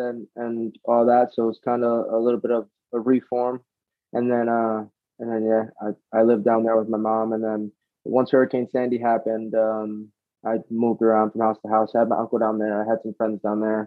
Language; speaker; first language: English; native; English